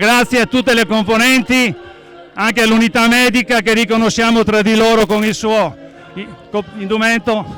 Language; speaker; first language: Italian; native; Italian